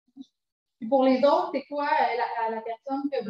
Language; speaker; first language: French; native; French